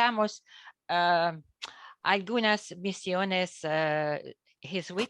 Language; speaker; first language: Spanish; non-native, learner; French